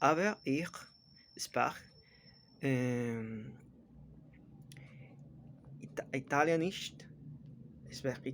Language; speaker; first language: German; non-native, learner; Spanish